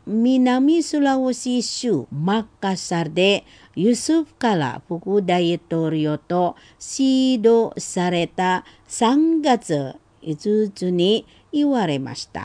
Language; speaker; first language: Japanese; non-native, fluent; Indonesian